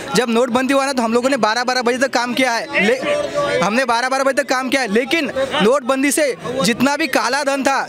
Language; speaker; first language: Hindi; non-native, local second language; Marathi